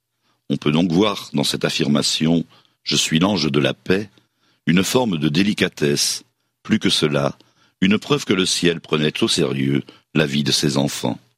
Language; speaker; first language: French; native; French